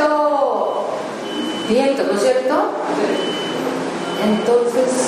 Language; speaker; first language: Spanish; non-native, learner; Japanese